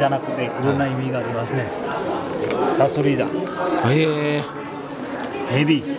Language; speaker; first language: Japanese; non-native, fluent; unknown